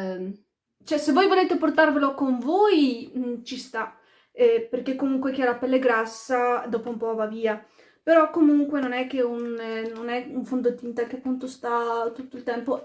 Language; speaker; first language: Italian; early bilingual, other home language; Arabic